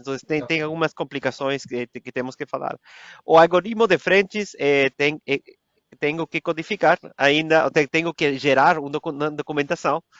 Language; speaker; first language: Portuguese; non-native, fluent; Spanish